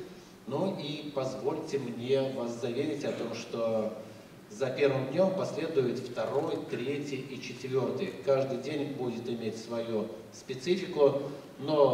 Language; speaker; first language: Russian; native; Russian